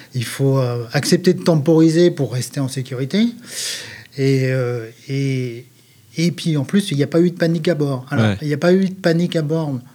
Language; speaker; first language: French; native; French